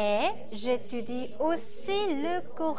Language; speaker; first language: French; non-native, learner; Korean